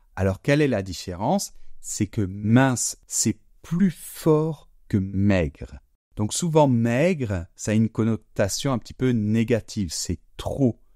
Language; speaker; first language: French; native; French